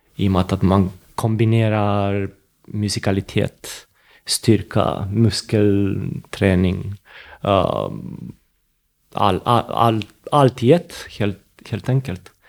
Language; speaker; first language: Swedish; non-native, fluent; Romanian